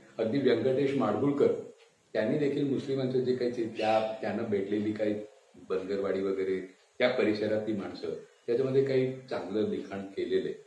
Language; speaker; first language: Marathi; non-native, local second language; Gujarati